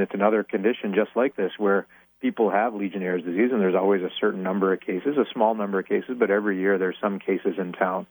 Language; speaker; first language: English; native; English